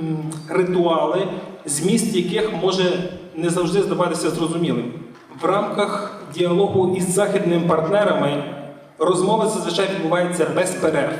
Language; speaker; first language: Ukrainian; native; Ukrainian